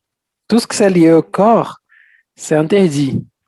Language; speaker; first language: French; non-native, fluent; Portuguese